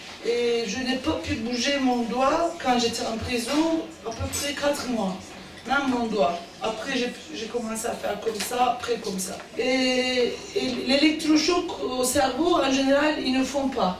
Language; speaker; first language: French; non-native, fluent; Turkish